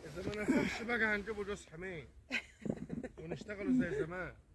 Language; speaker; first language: Arabic; native; Arabic